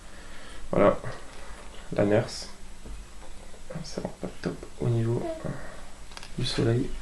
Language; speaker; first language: French; native; French